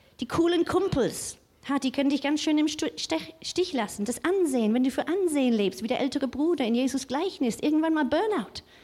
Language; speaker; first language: German; non-native, fluent; English